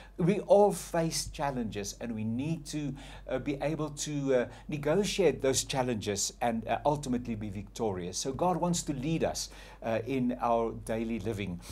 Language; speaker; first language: English; non-native, local second language; Afrikaans